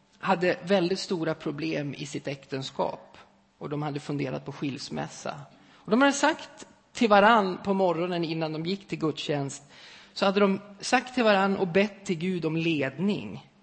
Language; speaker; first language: Swedish; native; Swedish